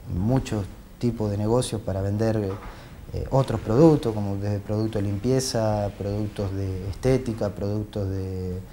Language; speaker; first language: Spanish; native; Spanish